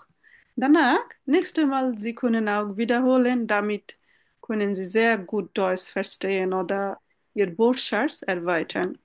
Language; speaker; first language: German; non-native, fluent; Bangla